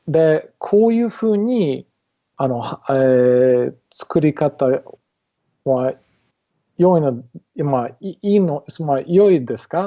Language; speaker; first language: Japanese; non-native, learner; English